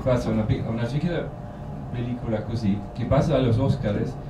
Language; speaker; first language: Spanish; non-native, learner; German